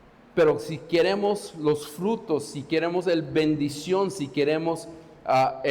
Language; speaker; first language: Spanish; non-native, fluent; English